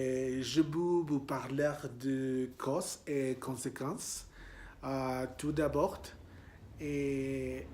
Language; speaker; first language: French; non-native, learner; Spanish